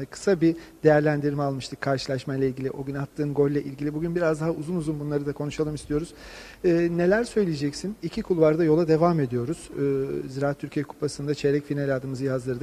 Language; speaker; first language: Turkish; native; Turkish